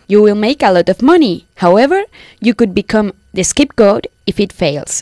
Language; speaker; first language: English; non-native, fluent; Spanish